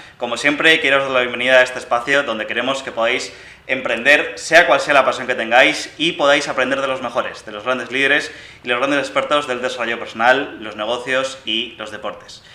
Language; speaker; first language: Spanish; native; Spanish